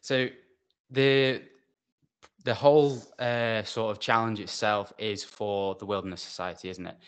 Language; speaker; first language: English; native; English